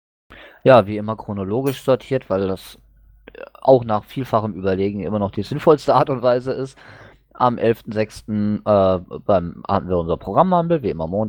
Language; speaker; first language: German; native; German